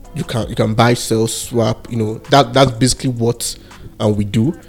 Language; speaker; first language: English; non-native, local second language; Igbo